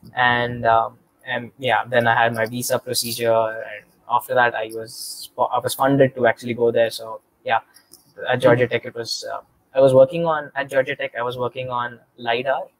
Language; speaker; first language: English; non-native, local second language; Telugu